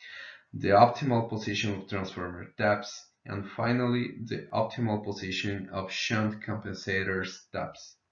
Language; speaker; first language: English; non-native, fluent; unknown